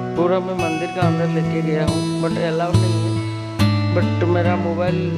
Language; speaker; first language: Hindi; non-native, local second language; Odia